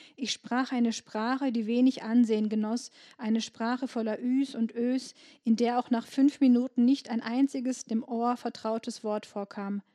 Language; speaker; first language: German; early bilingual, other home language; Turkish